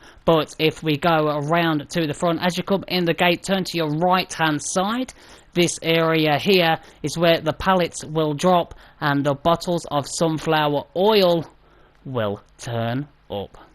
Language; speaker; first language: English; native; English